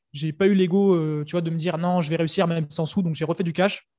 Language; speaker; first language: French; native; French